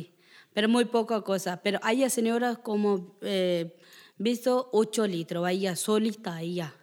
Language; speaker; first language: Spanish; non-native, learner; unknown